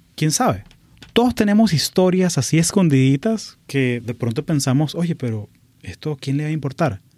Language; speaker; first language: Spanish; native; Spanish